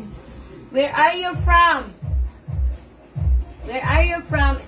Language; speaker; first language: English; non-native, learner; Filipino